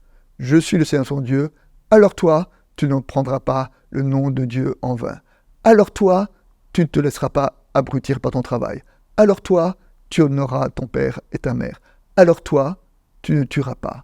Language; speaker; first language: French; native; French